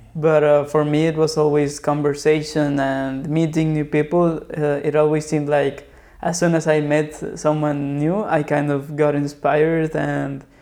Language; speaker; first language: English; non-native, fluent; Spanish